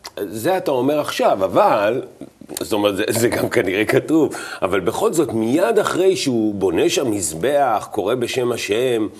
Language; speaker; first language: Hebrew; native; Hebrew